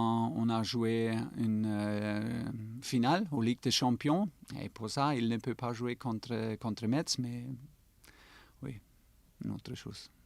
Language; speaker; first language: French; non-native, fluent; German